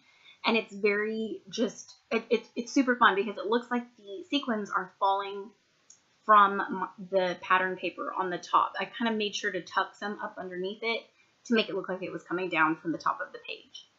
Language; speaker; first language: English; native; English